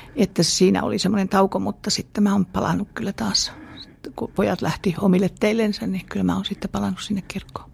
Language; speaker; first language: Finnish; native; Finnish